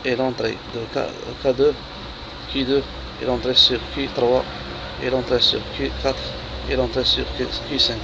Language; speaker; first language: French; non-native, local second language; Arabic